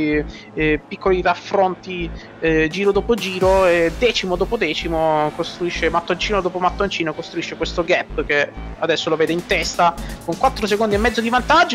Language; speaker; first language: Italian; native; Italian